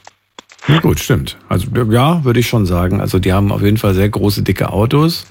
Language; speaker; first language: German; native; German